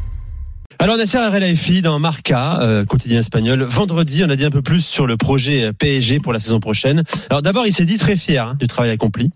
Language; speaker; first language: French; native; French